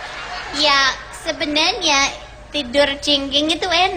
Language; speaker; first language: Indonesian; non-native, fluent; English